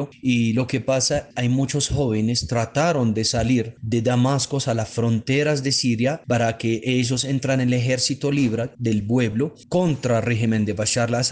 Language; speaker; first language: Spanish; non-native, fluent; Arabic